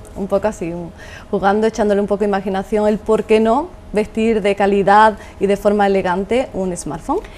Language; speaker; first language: Spanish; native; Spanish